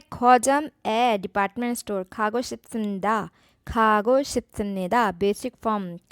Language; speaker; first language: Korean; non-native, fluent; Urdu